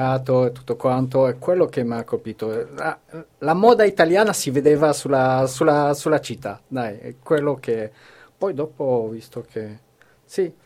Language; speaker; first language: Italian; non-native, fluent; French